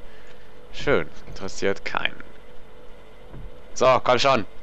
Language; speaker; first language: German; native; German